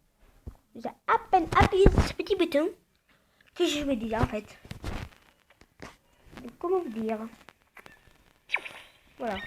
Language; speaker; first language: French; native; French